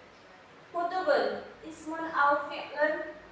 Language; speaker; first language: Arabic; non-native, fluent; Indonesian